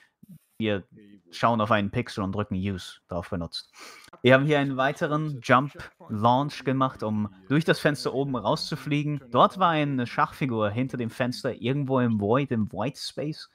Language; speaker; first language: German; native; German